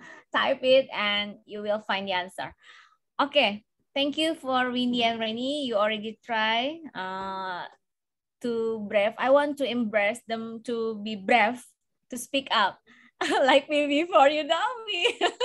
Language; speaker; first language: English; non-native, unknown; Indonesian